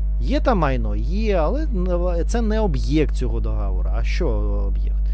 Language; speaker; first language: Ukrainian; non-native, learner; Russian